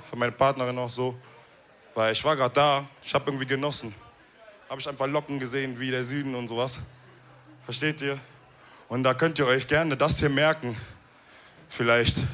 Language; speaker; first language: German; early bilingual, other home language; Wolof